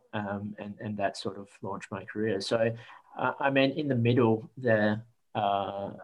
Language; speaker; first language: English; native; English